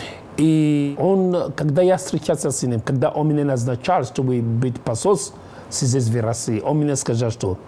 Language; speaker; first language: Russian; non-native, learner; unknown